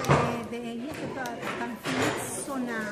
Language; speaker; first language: Swedish; non-native, learner; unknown